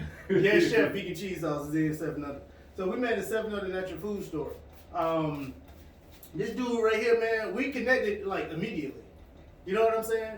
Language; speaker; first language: English; native; English